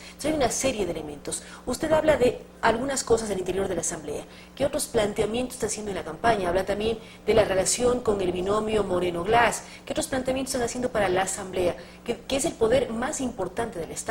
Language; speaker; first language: Spanish; native; Spanish